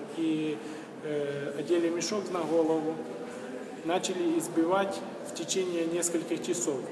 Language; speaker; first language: Russian; non-native, local second language; Ukrainian